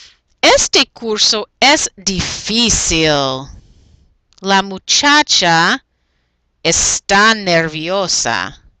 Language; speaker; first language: Spanish; non-native, fluent; English